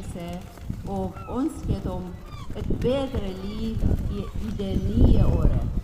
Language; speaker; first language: Norwegian; non-native, fluent; Persian